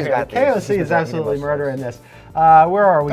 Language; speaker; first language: English; native; English